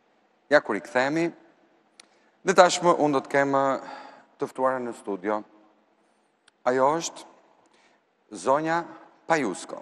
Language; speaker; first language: Albanian; native; Albanian